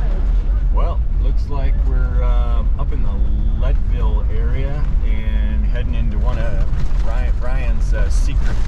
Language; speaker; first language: English; native; English